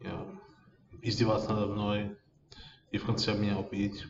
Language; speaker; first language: Russian; non-native, fluent; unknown